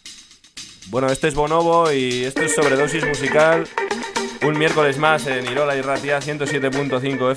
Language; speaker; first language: Spanish; native; Spanish